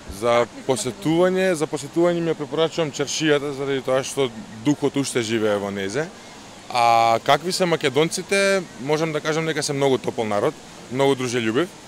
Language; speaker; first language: Macedonian; native; Macedonian